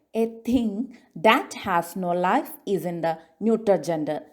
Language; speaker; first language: English; non-native, local second language; Malayalam